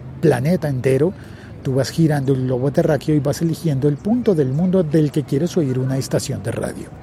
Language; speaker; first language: Spanish; native; Spanish